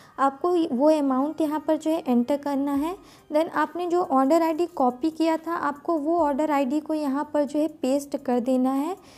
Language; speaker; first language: Hindi; native; Hindi